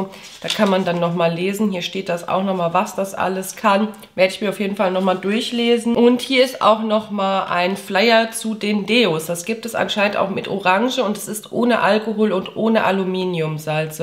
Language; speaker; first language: German; native; German